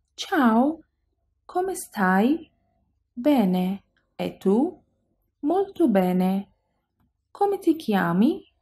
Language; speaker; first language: Italian; non-native, fluent; Arabic